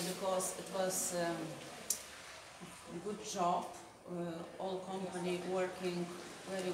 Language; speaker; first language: English; non-native, learner; Lithuanian